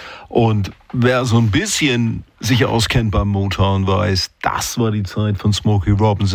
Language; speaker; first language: German; native; German